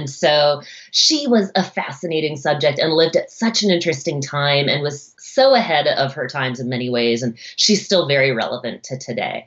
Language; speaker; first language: English; native; English